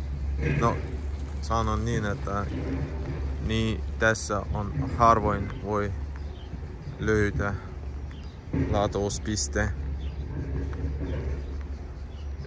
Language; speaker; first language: Finnish; non-native, learner; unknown